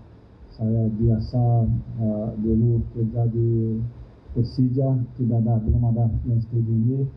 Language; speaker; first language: Indonesian; non-native, fluent; Thai